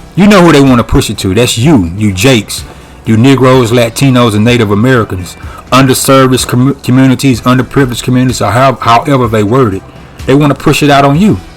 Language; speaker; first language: English; native; English